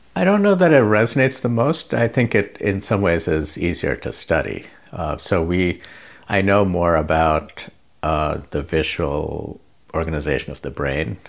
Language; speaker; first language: English; non-native, local second language; Bangla